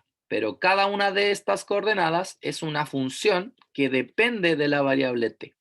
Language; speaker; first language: Spanish; native; Spanish